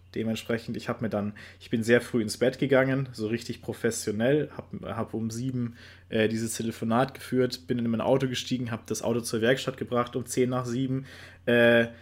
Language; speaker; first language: German; native; German